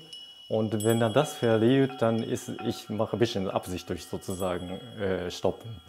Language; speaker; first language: German; non-native, fluent; Japanese